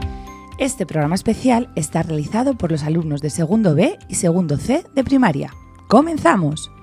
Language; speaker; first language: Spanish; native; Spanish